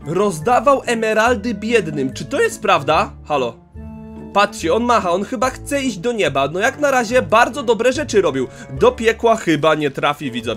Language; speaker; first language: Polish; native; Polish